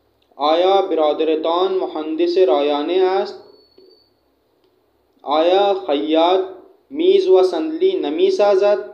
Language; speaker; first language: Persian; non-native, fluent; Urdu